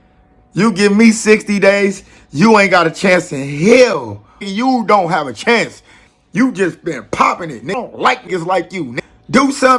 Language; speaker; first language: English; native; English